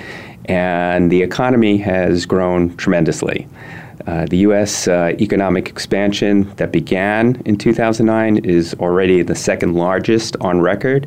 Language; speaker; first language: English; native; English